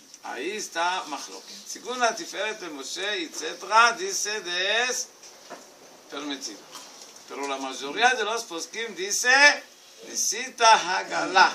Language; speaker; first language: Spanish; non-native, fluent; Hebrew